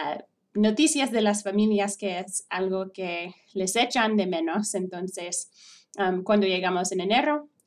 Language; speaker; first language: Spanish; non-native, fluent; English